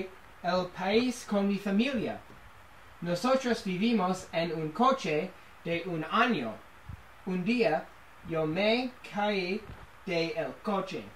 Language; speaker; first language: Spanish; non-native, learner; English